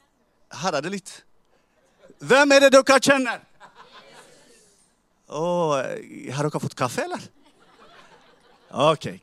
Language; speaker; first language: Norwegian; non-native, fluent; Tigrinya